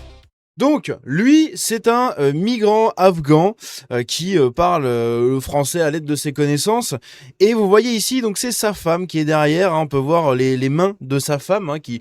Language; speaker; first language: French; native; French